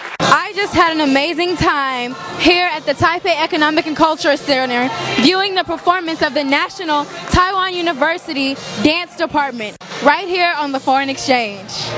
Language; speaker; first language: English; native; English